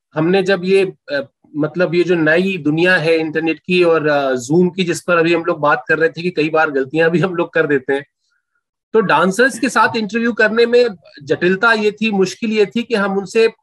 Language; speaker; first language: Hindi; native; Hindi